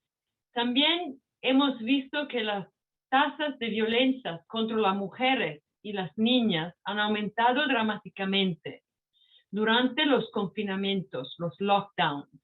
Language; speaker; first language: Spanish; non-native, fluent; Italian